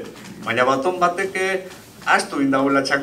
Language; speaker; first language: Basque; native; Basque